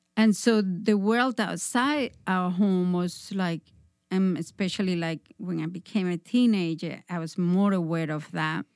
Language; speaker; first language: English; non-native, fluent; Spanish